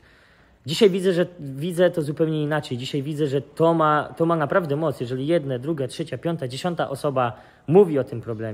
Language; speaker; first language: Polish; native; Polish